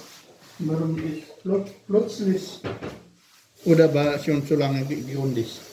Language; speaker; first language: German; non-native, learner; Filipino